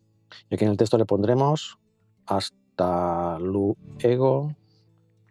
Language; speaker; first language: Spanish; native; Spanish